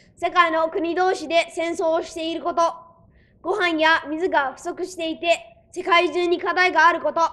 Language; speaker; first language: Japanese; early bilingual, other home language; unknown